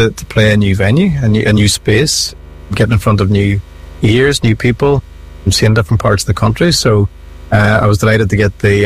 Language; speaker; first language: English; native; English